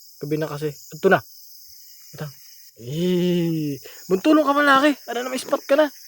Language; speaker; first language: Filipino; non-native, local second language; Masbatenyo